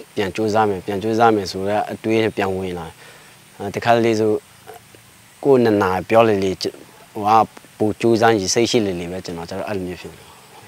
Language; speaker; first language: Burmese; non-native, local second language; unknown